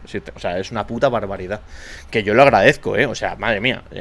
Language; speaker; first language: Spanish; native; Spanish